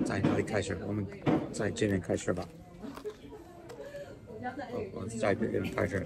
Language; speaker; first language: Chinese; non-native, learner; English